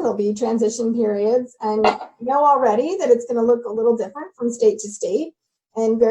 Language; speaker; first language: English; native; English